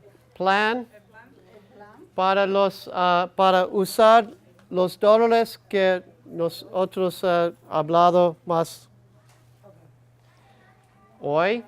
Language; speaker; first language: Spanish; non-native, learner; English